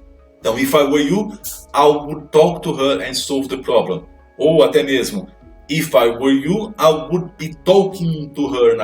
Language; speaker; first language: English; non-native, fluent; Portuguese